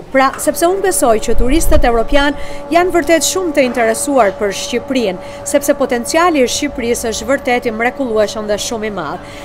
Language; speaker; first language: Albanian; non-native, fluent; Italian